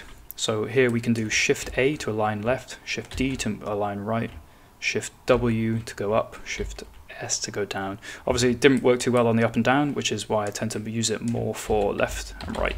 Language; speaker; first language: English; native; English